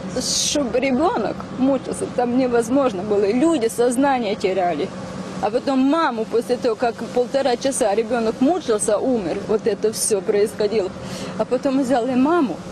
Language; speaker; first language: Russian; non-native, local second language; Ukrainian